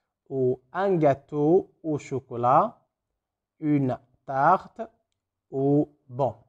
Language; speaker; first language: French; non-native, fluent; Arabic